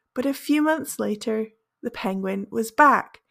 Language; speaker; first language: English; native; English